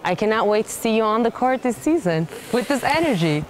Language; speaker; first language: English; non-native, fluent; Turkish